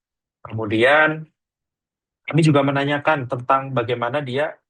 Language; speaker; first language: Indonesian; native; Indonesian